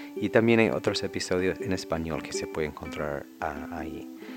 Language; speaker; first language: Spanish; non-native, fluent; English